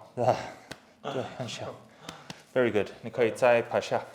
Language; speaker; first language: Chinese; non-native, learner; English